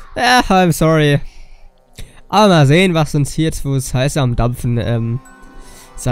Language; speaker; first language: German; native; German